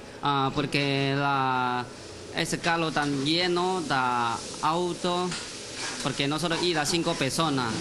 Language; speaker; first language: Spanish; non-native, learner; Chinese